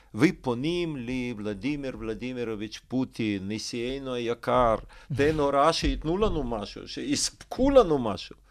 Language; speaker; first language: Hebrew; non-native, fluent; Russian